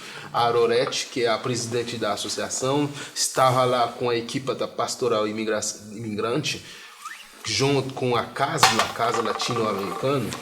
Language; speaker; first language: Portuguese; non-native, fluent; Haitian Creole